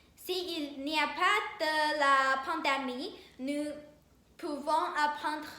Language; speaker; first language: French; non-native, learner; Chinese